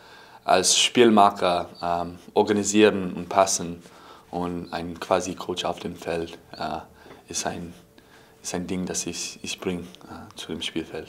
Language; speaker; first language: German; non-native, fluent; English